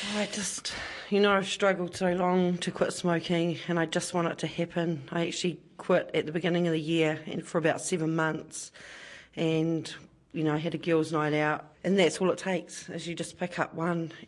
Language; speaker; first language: English; native; English